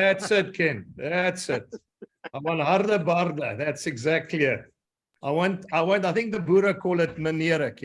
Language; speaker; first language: English; native; English